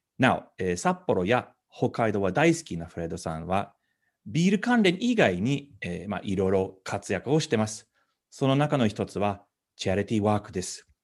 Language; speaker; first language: Japanese; non-native, fluent; English